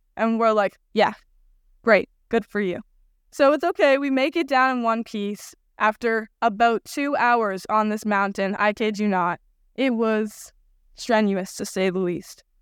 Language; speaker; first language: English; native; English